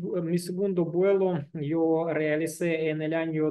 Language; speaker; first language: Spanish; non-native, learner; Russian